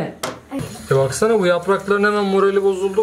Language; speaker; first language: Turkish; native; Turkish